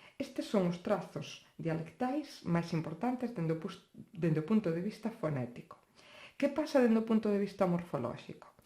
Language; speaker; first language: Galician; non-native, local second language; Spanish